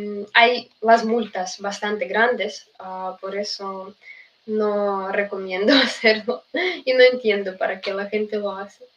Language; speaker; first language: Spanish; non-native, fluent; Russian